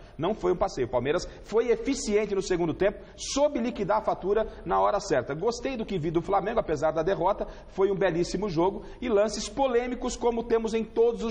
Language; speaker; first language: Portuguese; native; Portuguese